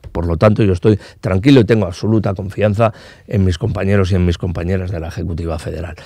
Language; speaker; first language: Spanish; non-native, local second language; Basque